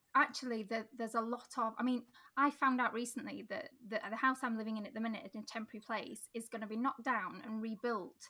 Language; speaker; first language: English; native; English